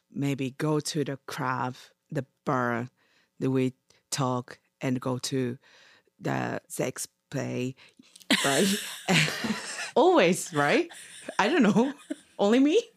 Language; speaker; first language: English; non-native, learner; Japanese